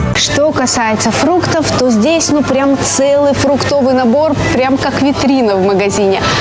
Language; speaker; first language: Russian; native; Russian